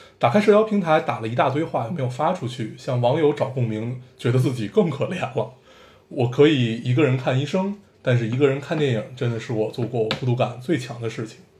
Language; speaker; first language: Chinese; native; Chinese